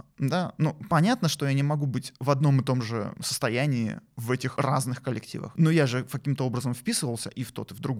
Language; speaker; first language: Russian; native; Russian